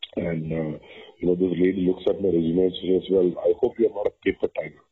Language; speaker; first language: English; non-native, local second language; Tamil